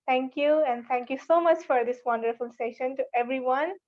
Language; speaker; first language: English; non-native, local second language; Nepali